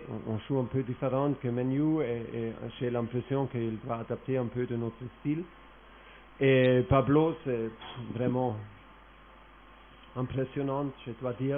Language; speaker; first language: French; non-native, fluent; German